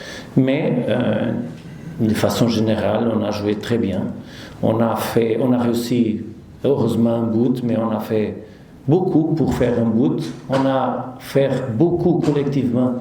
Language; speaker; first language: French; non-native, learner; Portuguese